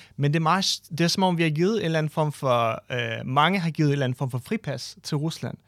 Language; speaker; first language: Danish; non-native, fluent; Ukrainian